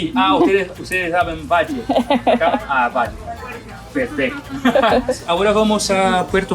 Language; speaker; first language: Spanish; non-native, learner; Portuguese